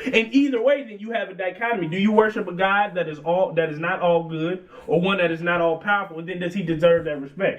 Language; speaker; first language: English; native; English